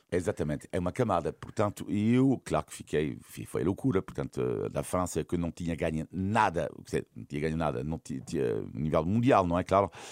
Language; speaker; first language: Portuguese; non-native, fluent; French